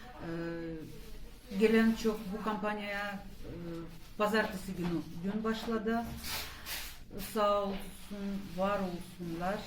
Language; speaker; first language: Turkish; non-native, fluent; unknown